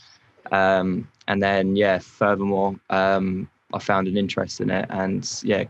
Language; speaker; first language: English; native; English